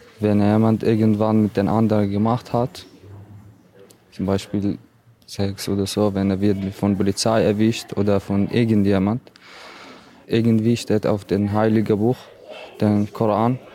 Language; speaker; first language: German; non-native, learner; Arabic